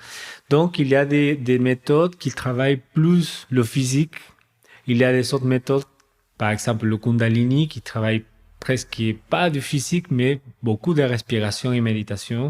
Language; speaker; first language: French; non-native, fluent; Spanish